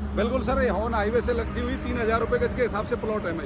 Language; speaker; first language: Hindi; native; Hindi